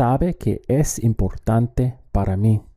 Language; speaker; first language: Spanish; non-native, fluent; English